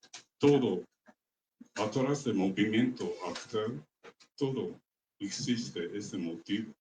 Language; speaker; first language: Spanish; non-native, learner; Japanese